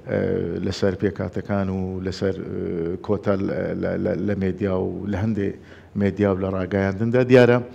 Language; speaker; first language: Central Kurdish; non-native, local second language; Turkmen